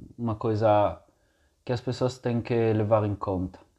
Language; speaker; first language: Portuguese; non-native, fluent; Italian